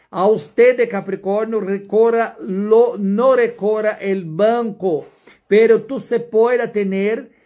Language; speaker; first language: Spanish; non-native, learner; Portuguese